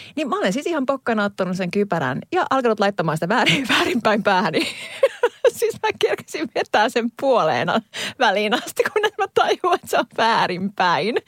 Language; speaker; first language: Finnish; native; Finnish